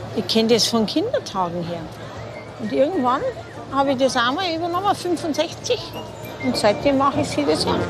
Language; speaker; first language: German; native; German